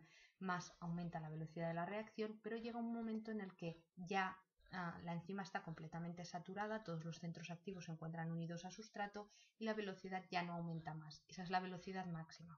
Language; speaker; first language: Spanish; native; Spanish